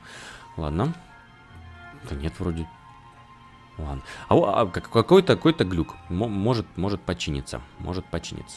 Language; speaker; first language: Russian; native; Russian